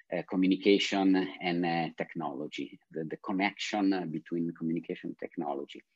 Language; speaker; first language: English; non-native, fluent; Italian